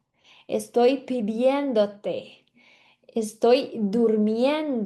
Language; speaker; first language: Spanish; non-native, fluent; Portuguese